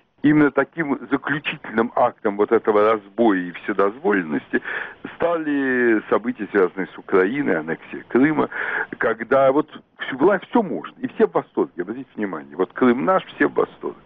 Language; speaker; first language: Russian; native; Russian